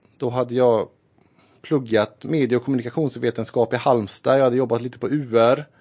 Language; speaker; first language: Swedish; native; Swedish